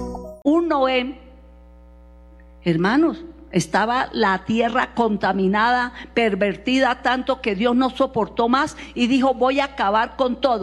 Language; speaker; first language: Spanish; native; Spanish